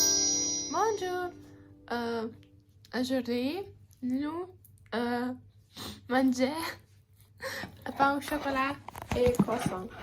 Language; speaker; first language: French; non-native, learner; Lithuanian